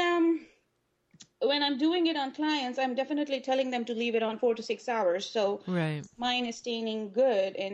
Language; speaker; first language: English; non-native, local second language; Urdu